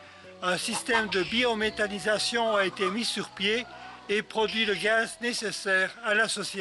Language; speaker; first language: French; native; French